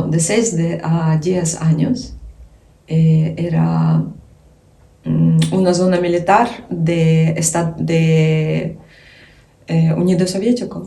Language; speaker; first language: Spanish; non-native, fluent; Ukrainian